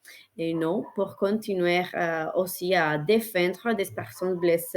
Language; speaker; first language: French; non-native, learner; Spanish